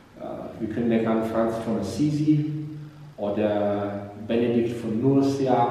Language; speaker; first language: German; non-native, fluent; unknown